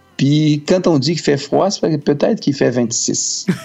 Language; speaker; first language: French; native; French